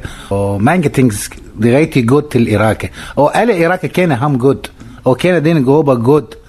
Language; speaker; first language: Danish; non-native, learner; Arabic